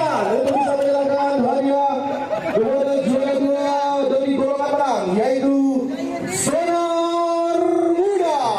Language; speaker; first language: Indonesian; native; Indonesian